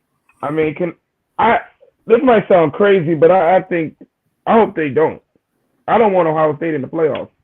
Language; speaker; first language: English; native; English